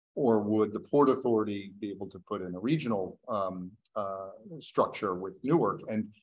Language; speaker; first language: English; native; English